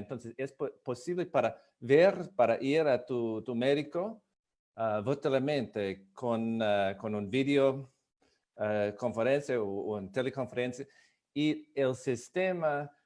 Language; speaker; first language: Spanish; non-native, fluent; English